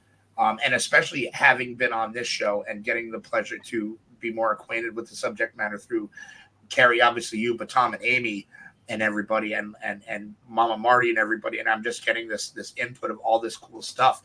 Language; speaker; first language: English; native; English